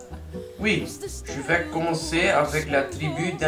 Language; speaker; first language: French; non-native, learner; English